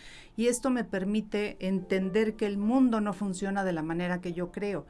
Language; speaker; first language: Spanish; native; Spanish